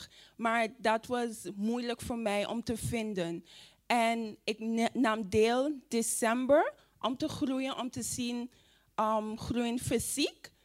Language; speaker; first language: Dutch; non-native, fluent; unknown